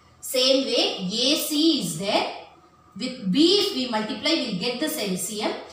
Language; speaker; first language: English; non-native, local second language; Tamil